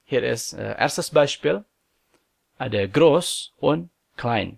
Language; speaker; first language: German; non-native, learner; Indonesian